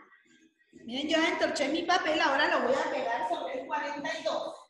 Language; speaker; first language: Spanish; native; Spanish